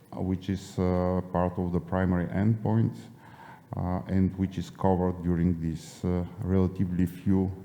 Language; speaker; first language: English; non-native, fluent; Bulgarian